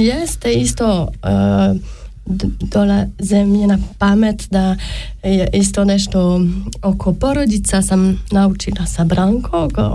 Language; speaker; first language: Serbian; non-native, learner; French